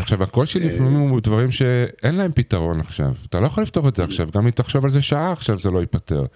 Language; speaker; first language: Hebrew; native; Hebrew